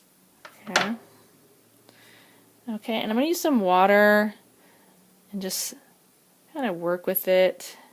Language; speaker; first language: English; native; English